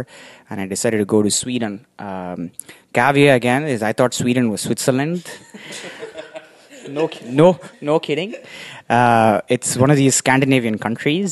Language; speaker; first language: English; non-native, local second language; Tamil